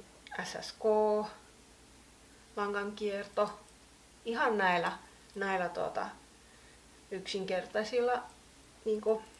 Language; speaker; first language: Finnish; native; Finnish